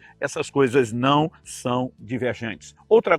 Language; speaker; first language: Portuguese; native; Portuguese